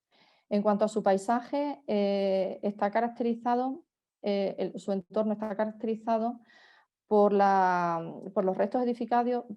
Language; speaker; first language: Spanish; native; Spanish